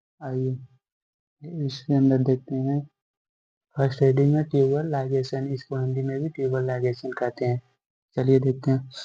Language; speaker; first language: Hindi; native; Hindi